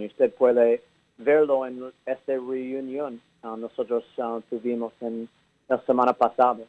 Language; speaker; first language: Spanish; early bilingual, heritage; English